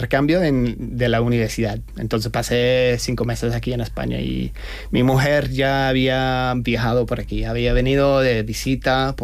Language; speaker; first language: Spanish; non-native, fluent; English